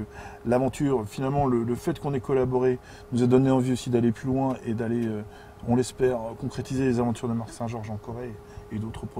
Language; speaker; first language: French; native; French